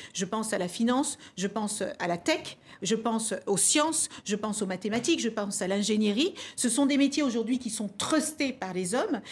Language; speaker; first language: French; early bilingual, other home language; Kabuverdianu